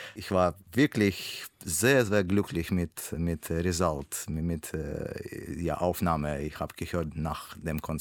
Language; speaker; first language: German; non-native, learner; Russian